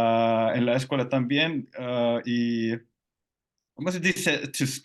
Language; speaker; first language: Spanish; non-native, fluent; Finnish